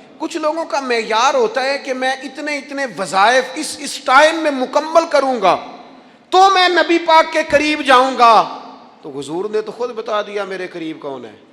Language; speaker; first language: Urdu; non-native, local second language; Punjabi